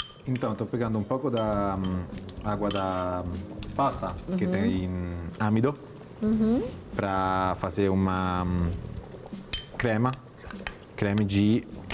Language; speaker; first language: Portuguese; non-native, fluent; Italian